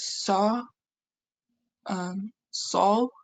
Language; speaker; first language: Arabic; non-native, learner; English